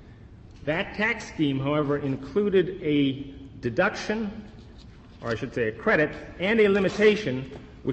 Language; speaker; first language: English; native; English